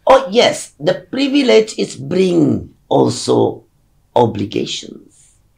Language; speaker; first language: English; non-native, fluent; Indonesian